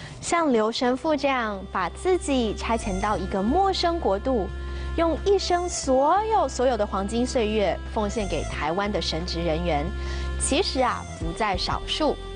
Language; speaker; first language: Chinese; native; Chinese